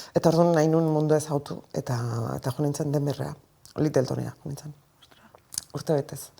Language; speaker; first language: Basque; native; Basque